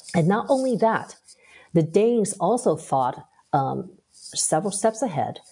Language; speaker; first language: English; early bilingual, other home language; Chinese